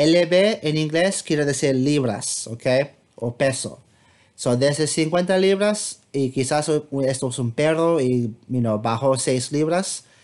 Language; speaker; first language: Spanish; non-native, fluent; English